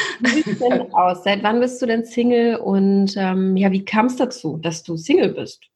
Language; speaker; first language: German; native; German